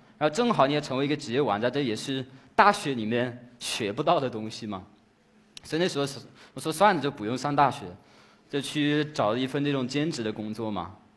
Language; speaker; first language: Chinese; non-native, fluent; English